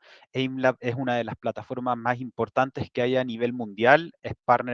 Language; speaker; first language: Spanish; native; Spanish